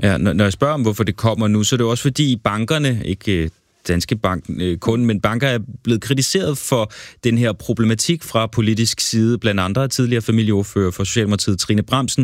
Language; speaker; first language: Danish; native; Danish